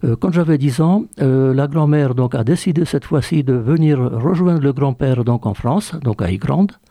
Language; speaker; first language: French; early bilingual, other home language; Polish